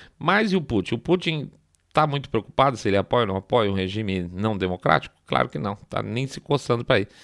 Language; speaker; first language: Portuguese; native; Portuguese